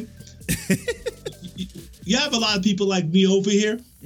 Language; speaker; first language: English; non-native, fluent; Dutch